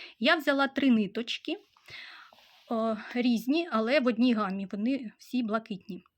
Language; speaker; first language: Ukrainian; non-native, local second language; Russian